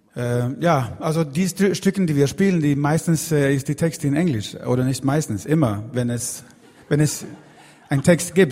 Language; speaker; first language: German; non-native, learner; Swedish